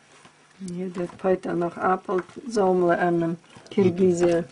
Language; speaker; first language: German; early bilingual, heritage; German